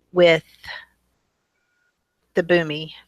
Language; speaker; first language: English; native; English